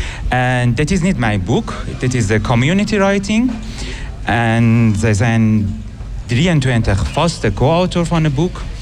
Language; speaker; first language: Dutch; non-native, learner; Persian